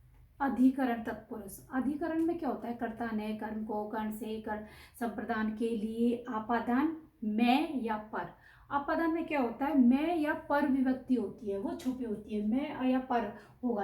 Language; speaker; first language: Hindi; native; Hindi